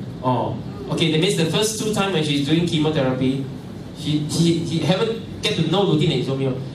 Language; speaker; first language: English; non-native, local second language; Chinese